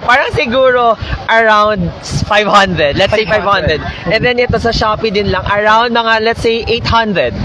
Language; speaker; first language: Filipino; native; Filipino